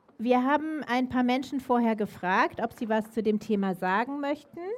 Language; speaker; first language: German; native; German